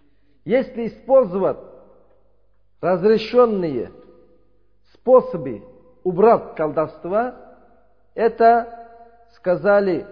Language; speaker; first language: Russian; non-native, learner; Uzbek